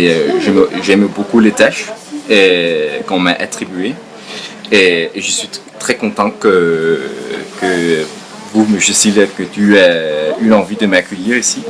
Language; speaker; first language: French; non-native, fluent; Danish